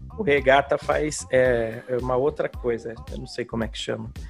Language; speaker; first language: Portuguese; native; Portuguese